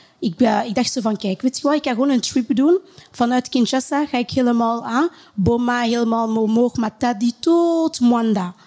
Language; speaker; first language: Dutch; early bilingual, other home language; Lingala